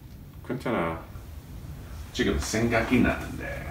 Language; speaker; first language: Korean; non-native, learner; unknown